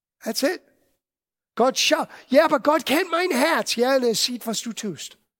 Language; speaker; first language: German; non-native, fluent; English